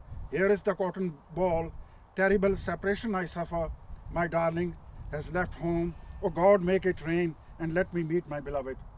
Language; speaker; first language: English; non-native, local second language; Punjabi